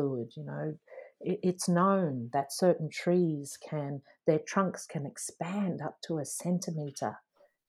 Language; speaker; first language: English; native; English